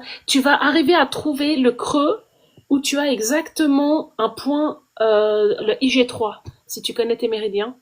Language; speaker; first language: French; native; French